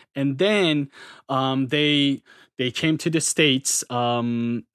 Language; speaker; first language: English; non-native, fluent; Adyghe